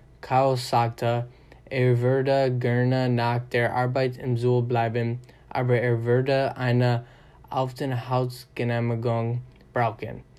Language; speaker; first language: German; non-native, learner; English